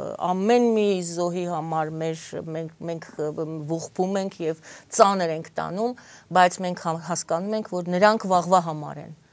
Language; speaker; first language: Armenian; native; Armenian